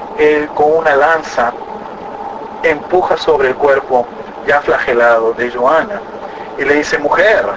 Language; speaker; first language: Spanish; native; Spanish